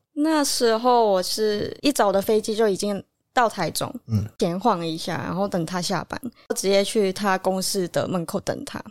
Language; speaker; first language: Chinese; non-native, local second language; Cantonese